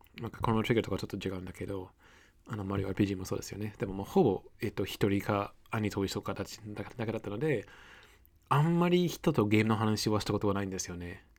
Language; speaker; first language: Japanese; non-native, fluent; English